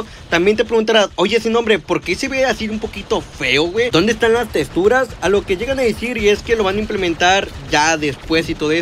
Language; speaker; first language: Spanish; native; Spanish